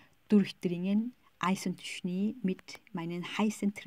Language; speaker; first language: German; non-native, fluent; Korean